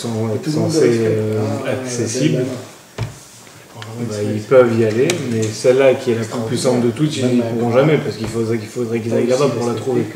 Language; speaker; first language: French; native; French